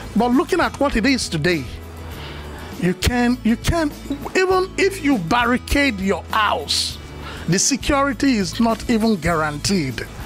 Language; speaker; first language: English; non-native, local second language; Yoruba